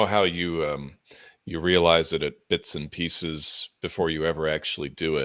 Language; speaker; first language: English; native; English